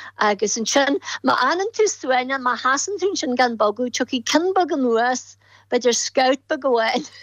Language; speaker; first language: Irish; native; Irish